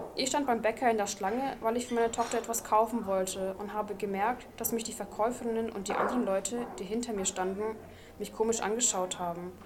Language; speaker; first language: German; non-native, fluent; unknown